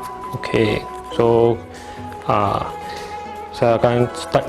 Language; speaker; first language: Indonesian; non-native, local second language; Chinese